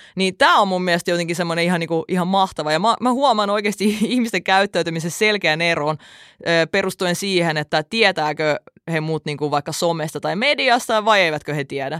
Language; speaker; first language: Finnish; early bilingual, other home language; Russian